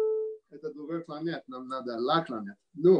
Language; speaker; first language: Russian; early bilingual, heritage; Russian